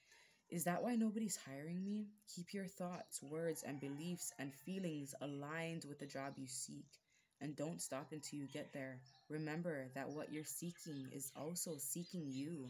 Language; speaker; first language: English; native; English